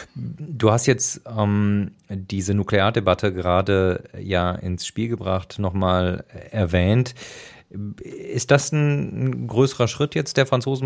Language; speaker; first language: German; native; German